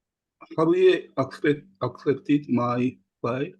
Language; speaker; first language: English; non-native, fluent; Japanese